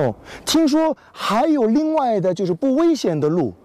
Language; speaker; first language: Chinese; non-native, fluent; Korean